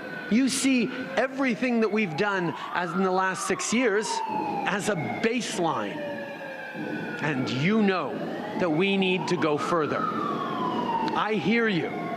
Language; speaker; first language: English; early bilingual, other home language; French